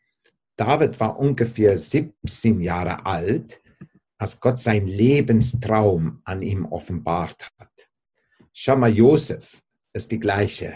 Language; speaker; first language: German; non-native, fluent; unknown